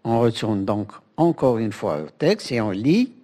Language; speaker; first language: French; non-native, local second language; Arabic